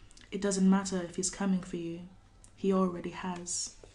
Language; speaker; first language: English; native; English